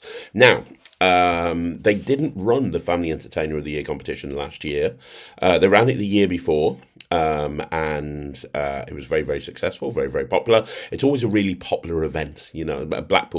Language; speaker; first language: English; native; English